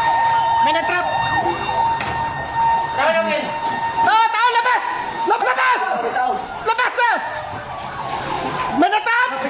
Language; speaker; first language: Filipino; non-native, local second language; Cebuano